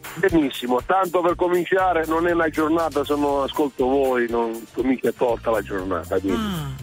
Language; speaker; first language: Italian; native; Italian